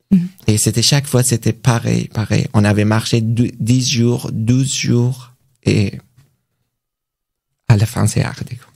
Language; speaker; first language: French; non-native, learner; Persian